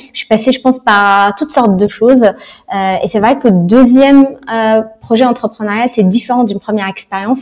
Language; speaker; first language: French; non-native, local second language; Arabic